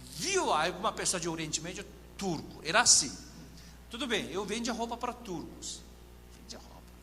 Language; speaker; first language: Portuguese; non-native, fluent; Korean